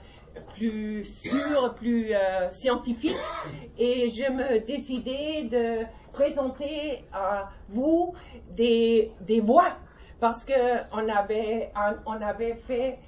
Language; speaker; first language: French; non-native, learner; German